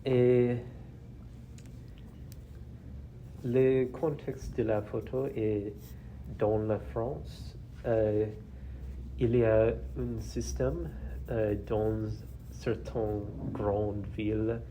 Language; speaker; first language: French; non-native, learner; English